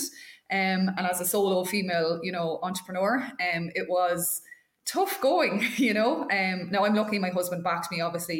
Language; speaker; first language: English; native; English